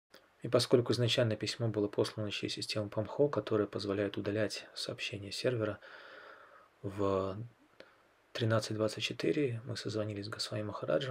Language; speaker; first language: Russian; native; Russian